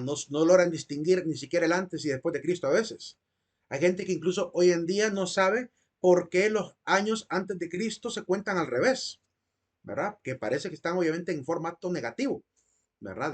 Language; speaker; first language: Spanish; native; Spanish